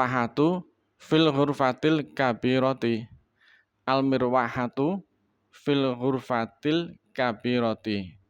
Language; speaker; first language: Arabic; non-native, fluent; Indonesian